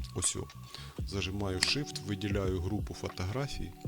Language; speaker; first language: Ukrainian; non-native, local second language; Russian